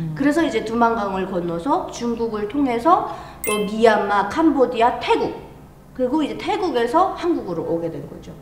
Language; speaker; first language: Korean; native; Korean